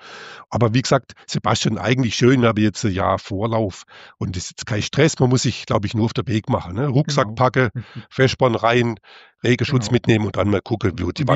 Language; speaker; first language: German; native; German